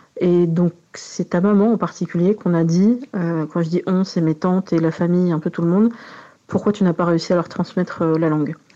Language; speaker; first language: French; native; French